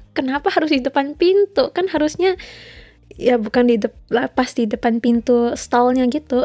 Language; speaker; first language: Indonesian; early bilingual, heritage; Indonesian